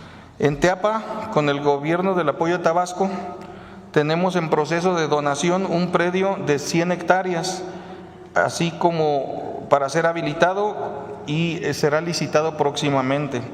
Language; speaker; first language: Spanish; native; Spanish